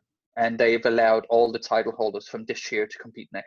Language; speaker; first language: English; non-native, fluent; Danish